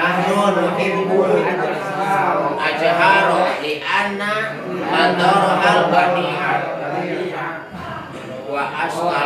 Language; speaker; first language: Arabic; non-native, learner; Indonesian